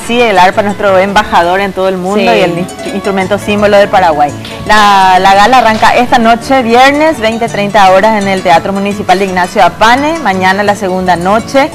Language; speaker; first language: Spanish; native; Spanish